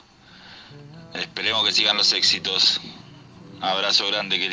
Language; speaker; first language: Spanish; native; Spanish